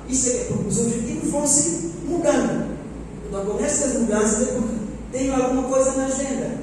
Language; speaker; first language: Portuguese; non-native, local second language; Upper Guinea Crioulo